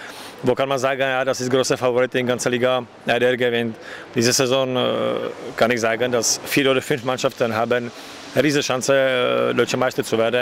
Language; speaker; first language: German; non-native, fluent; Czech